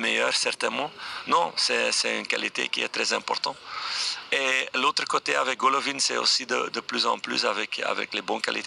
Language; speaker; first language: French; non-native, fluent; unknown